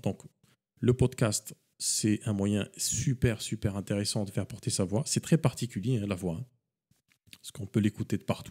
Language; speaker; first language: French; native; French